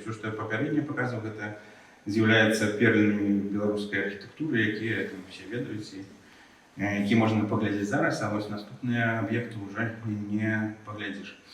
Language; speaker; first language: Belarusian; non-native, local second language; Russian